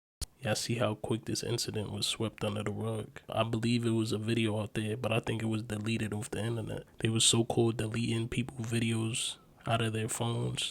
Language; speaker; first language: English; native; English